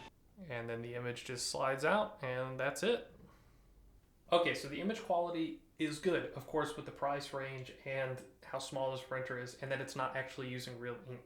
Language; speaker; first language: English; native; English